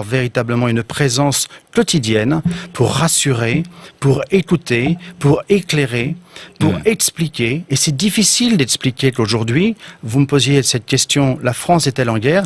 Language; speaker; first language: French; native; French